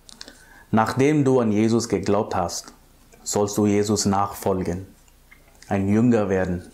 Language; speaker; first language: German; non-native, fluent; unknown